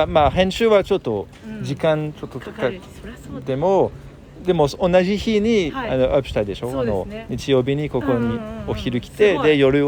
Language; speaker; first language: Japanese; non-native, fluent; French